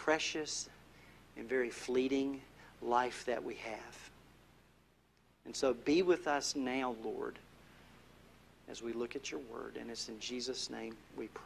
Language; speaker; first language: English; native; English